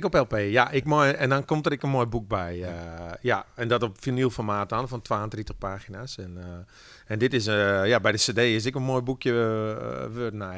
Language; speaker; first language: Dutch; non-native, local second language; Western Frisian